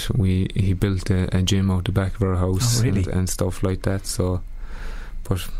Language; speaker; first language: English; native; English